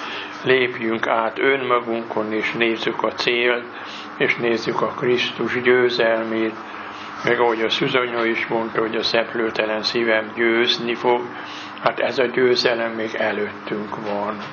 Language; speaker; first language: Hungarian; native; Hungarian